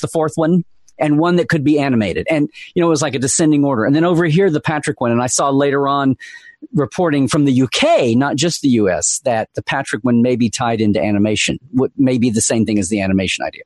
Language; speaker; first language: English; native; English